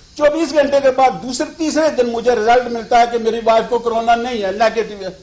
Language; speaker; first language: Urdu; non-native, local second language; Pahari-Potwari